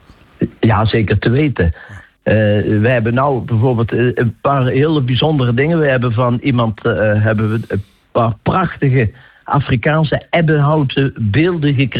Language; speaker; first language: Dutch; native; Dutch